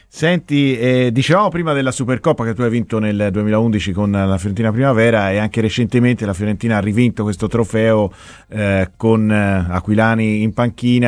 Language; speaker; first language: Italian; native; Italian